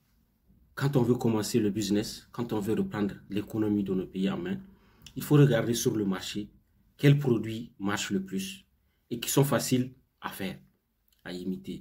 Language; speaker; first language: French; non-native, local second language; Hausa